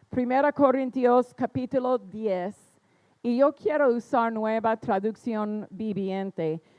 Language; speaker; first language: Spanish; non-native, fluent; English